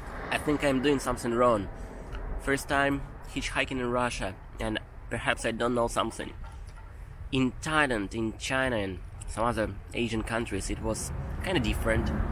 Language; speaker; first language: English; non-native, fluent; Russian